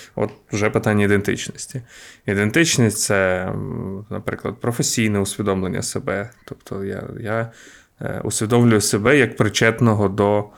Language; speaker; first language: Ukrainian; non-native, local second language; Russian